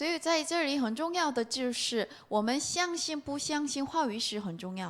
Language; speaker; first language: Chinese; non-native, learner; Korean